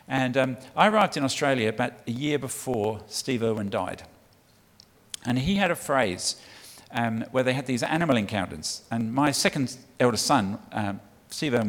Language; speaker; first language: English; native; English